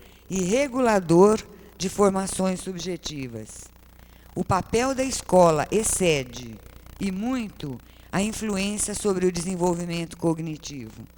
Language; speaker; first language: Portuguese; native; Portuguese